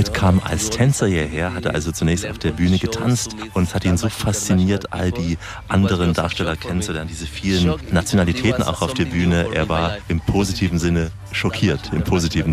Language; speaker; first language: German; native; German